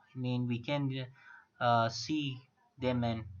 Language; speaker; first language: English; non-native, fluent; Persian